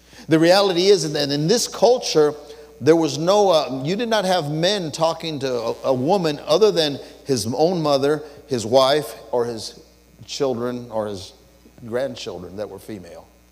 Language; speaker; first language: English; early bilingual, other home language; Spanish